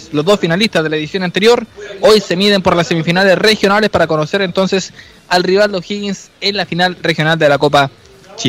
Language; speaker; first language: Spanish; native; Spanish